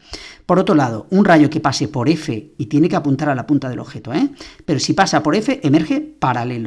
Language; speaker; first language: Spanish; native; Spanish